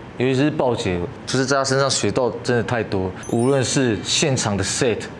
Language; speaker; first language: Chinese; native; Chinese